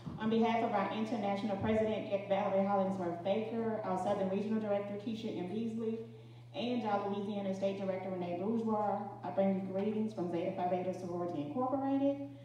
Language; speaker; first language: English; native; English